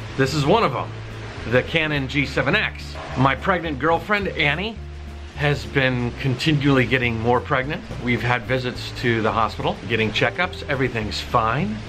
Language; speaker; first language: English; native; English